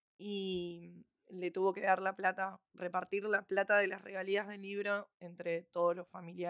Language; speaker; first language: Spanish; native; Spanish